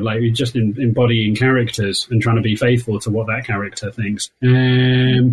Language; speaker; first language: English; native; English